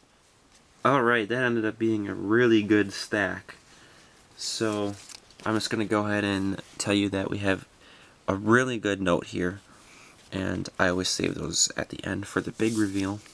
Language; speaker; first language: English; native; English